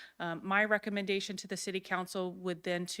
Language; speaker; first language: English; native; English